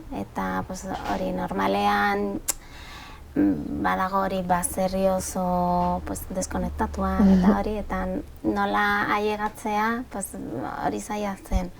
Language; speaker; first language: Basque; non-native, local second language; Spanish